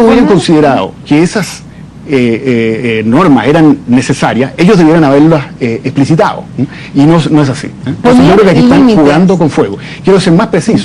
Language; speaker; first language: Spanish; native; Spanish